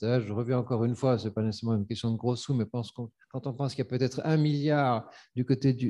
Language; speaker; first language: French; native; French